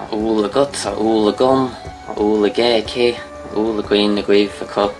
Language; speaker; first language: Irish; native; Irish